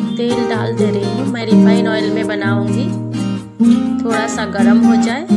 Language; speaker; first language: Hindi; non-native, local second language; Bangla